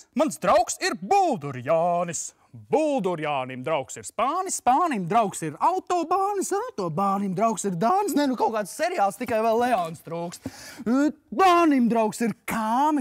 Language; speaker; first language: Latvian; native; Latvian